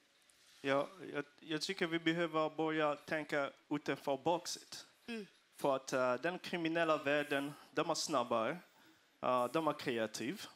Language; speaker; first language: Swedish; non-native, fluent; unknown